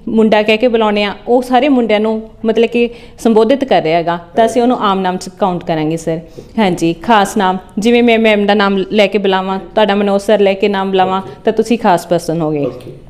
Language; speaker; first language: Hindi; non-native, local second language; Punjabi